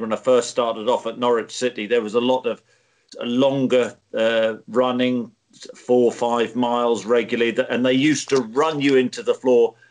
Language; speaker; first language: English; native; English